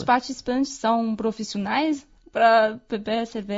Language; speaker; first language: Portuguese; non-native, fluent; Chinese